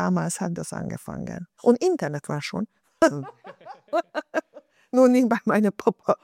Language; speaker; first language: German; non-native, fluent; Hungarian